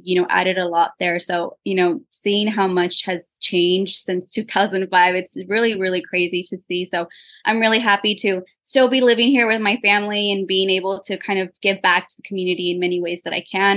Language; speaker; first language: English; early bilingual, other home language; Spanish